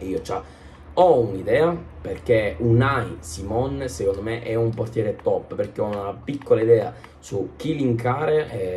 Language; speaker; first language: Italian; native; Italian